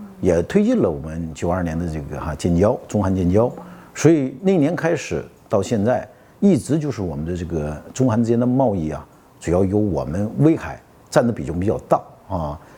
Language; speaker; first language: Chinese; native; Chinese